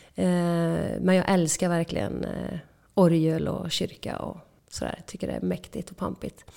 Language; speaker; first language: Swedish; native; Swedish